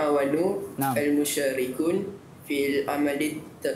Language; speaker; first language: Arabic; non-native, learner; Malay